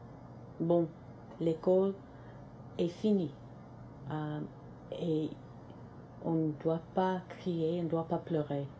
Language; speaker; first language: French; non-native, local second language; English